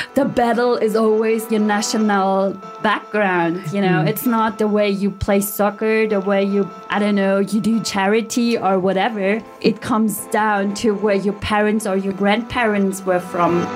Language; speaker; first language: English; early bilingual, heritage; German